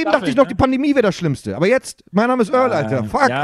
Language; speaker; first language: German; native; German